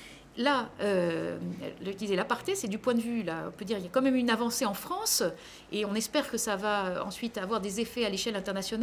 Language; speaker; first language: French; native; French